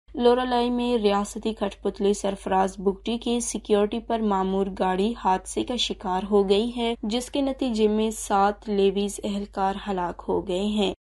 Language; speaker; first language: Urdu; non-native, local second language; Baluchi